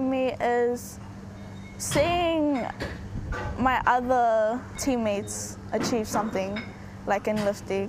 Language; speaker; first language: English; native; English